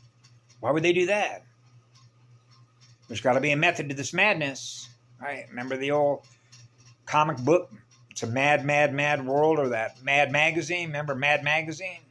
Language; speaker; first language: English; native; English